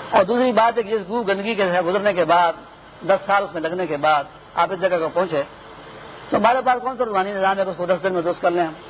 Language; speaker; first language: Urdu; non-native, local second language; Pashto